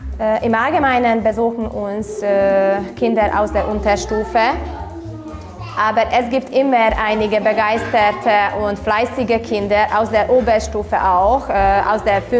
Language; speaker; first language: German; non-native, local second language; Hungarian